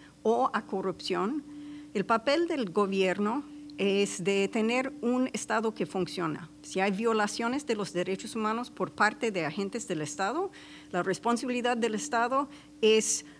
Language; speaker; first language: Spanish; non-native, fluent; English